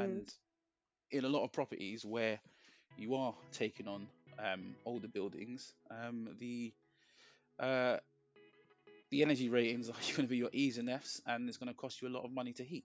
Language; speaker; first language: English; native; English